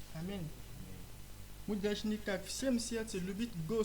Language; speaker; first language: Russian; non-native, learner; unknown